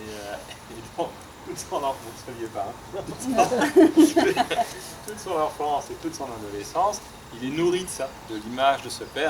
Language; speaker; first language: French; native; French